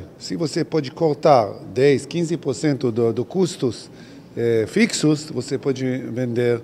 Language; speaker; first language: Portuguese; non-native, fluent; Hebrew